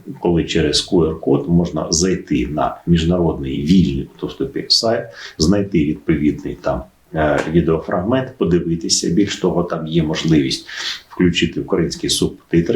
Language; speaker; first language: Ukrainian; native; Ukrainian